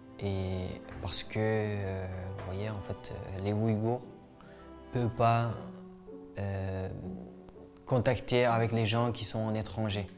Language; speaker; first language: French; non-native, fluent; Uyghur